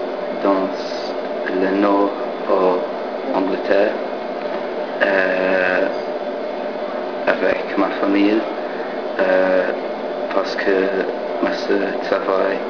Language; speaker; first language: French; non-native, learner; English